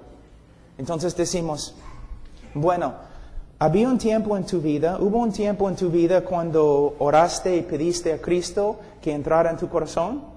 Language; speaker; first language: Spanish; non-native, fluent; English